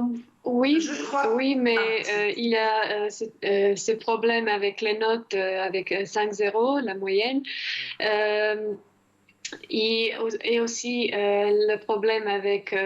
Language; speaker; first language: French; non-native, fluent; Croatian